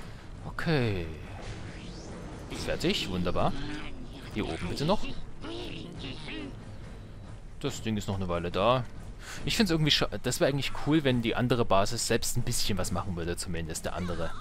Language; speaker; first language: German; native; German